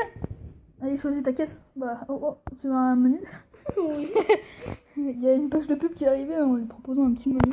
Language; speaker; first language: French; native; French